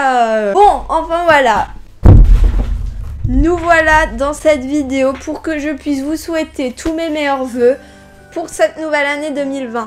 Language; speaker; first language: French; native; French